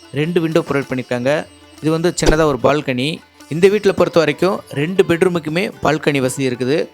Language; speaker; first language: Tamil; native; Tamil